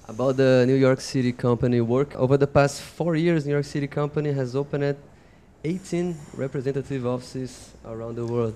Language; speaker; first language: English; non-native, fluent; Portuguese